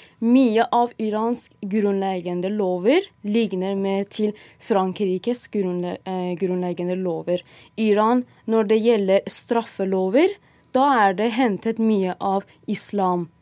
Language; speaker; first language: Norwegian; non-native, fluent; Persian